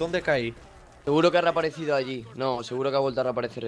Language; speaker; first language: Spanish; native; Spanish